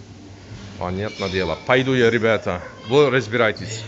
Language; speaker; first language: Russian; non-native, learner; Turkish